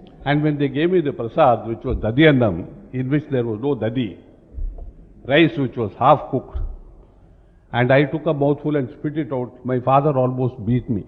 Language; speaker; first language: English; non-native, local second language; Tamil